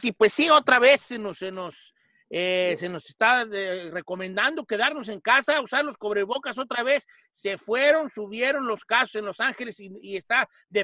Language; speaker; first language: Spanish; native; Spanish